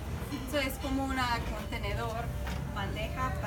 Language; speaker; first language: Spanish; non-native, fluent; English